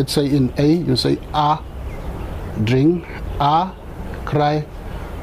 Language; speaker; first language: English; non-native, local second language; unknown